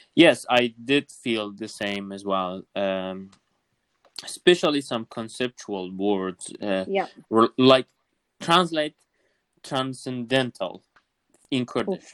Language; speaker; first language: English; non-native, fluent; Kurdish